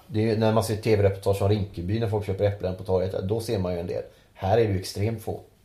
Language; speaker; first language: Swedish; native; Swedish